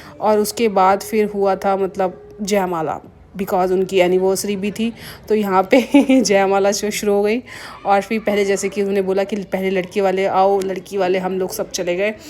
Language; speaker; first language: Hindi; native; Hindi